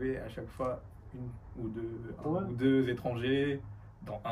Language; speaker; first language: French; early bilingual, other home language; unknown